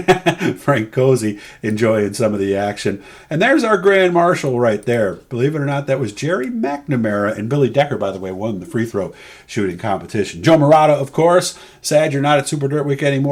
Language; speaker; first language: English; native; English